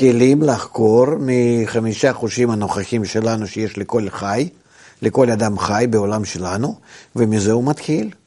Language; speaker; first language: Hebrew; non-native, fluent; Russian